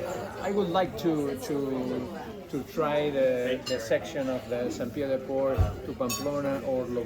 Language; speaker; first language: English; non-native, learner; Spanish